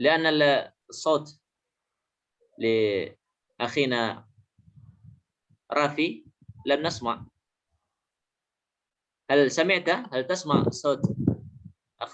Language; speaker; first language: Arabic; non-native, fluent; Indonesian